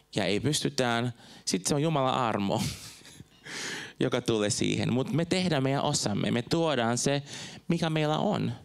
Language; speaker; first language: Finnish; non-native, fluent; Portuguese